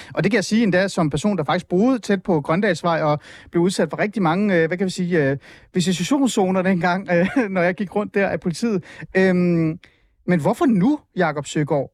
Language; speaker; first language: Danish; early bilingual, other home language; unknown